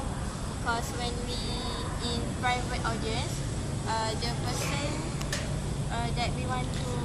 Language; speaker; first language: English; non-native, learner; Malay